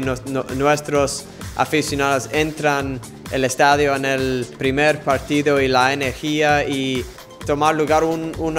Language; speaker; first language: Spanish; non-native, fluent; English